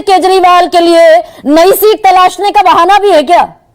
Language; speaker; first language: Hindi; native; Hindi